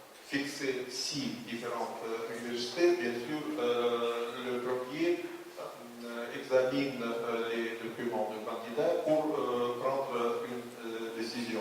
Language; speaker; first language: French; non-native, fluent; Russian